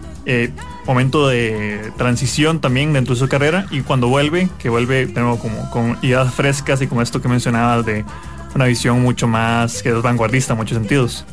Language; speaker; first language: Spanish; native; Spanish